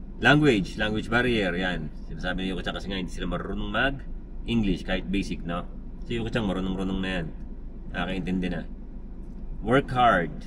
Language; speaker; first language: Filipino; native; Filipino